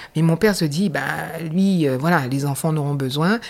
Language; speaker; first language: French; native; French